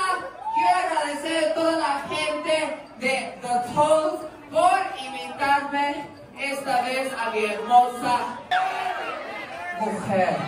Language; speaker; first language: Spanish; early bilingual, heritage; English